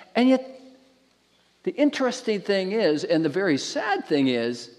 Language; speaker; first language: English; native; English